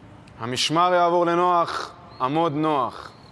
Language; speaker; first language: Hebrew; native; Hebrew